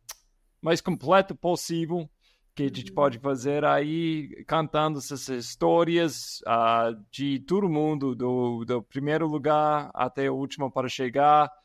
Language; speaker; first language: Portuguese; non-native, fluent; English